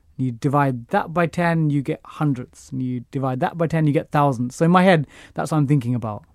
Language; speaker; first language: English; native; English